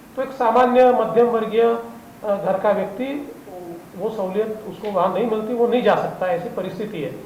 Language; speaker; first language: Hindi; non-native, local second language; Marathi